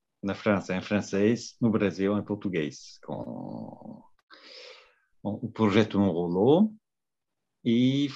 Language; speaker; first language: Portuguese; non-native, fluent; French